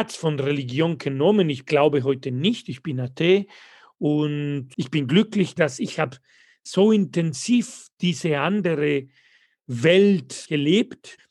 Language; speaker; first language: German; non-native, fluent; Spanish